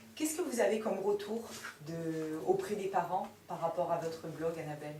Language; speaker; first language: French; native; French